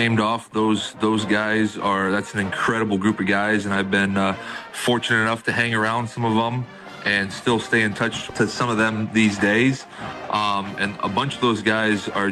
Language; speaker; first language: English; native; English